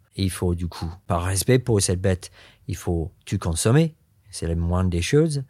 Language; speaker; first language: French; non-native, fluent; English